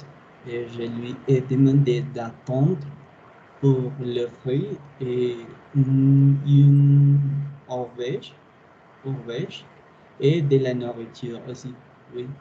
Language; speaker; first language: French; non-native, learner; Spanish